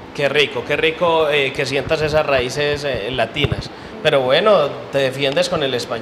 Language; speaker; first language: Spanish; native; Spanish